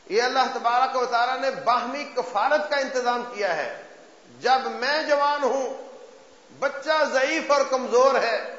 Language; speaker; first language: Urdu; native; Urdu